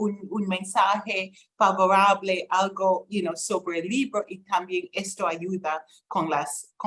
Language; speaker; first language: Spanish; non-native, fluent; English